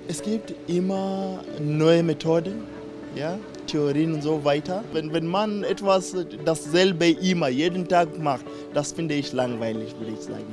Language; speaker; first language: German; non-native, fluent; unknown